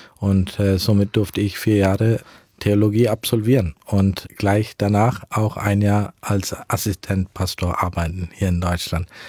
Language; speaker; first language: German; early bilingual, heritage; German